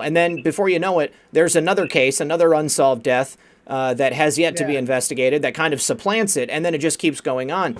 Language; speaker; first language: English; native; English